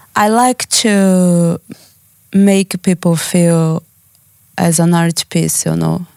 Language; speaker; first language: English; non-native, learner; Portuguese